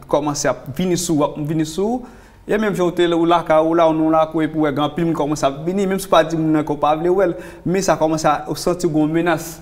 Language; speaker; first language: French; non-native, local second language; Haitian Creole